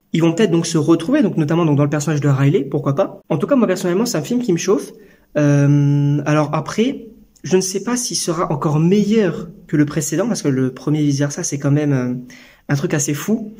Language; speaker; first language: French; native; French